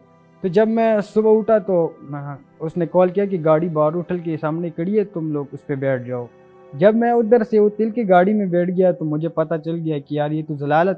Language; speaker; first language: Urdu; non-native, local second language; Pashto